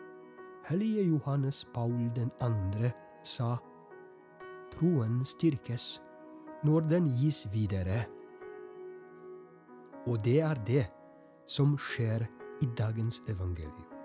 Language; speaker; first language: Norwegian; non-native, fluent; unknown